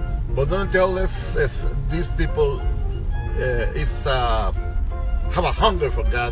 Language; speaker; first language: English; non-native, fluent; Spanish